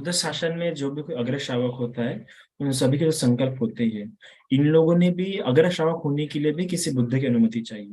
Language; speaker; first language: Hindi; non-native, local second language; Marathi